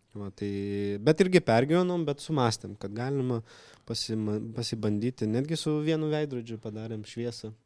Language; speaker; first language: Lithuanian; non-native, local second language; Russian